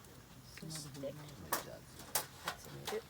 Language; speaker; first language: Japanese; native; Japanese